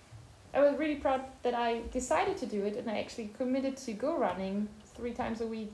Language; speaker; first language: English; non-native, fluent; German